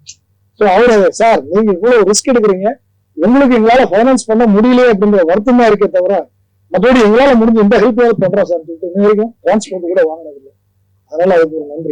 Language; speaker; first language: Tamil; native; Tamil